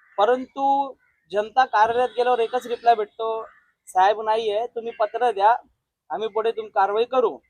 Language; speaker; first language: Marathi; native; Marathi